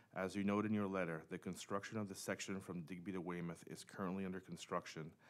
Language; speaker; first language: English; non-native, local second language; French